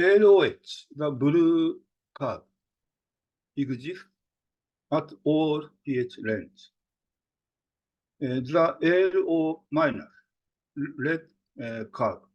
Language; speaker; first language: English; non-native, fluent; Japanese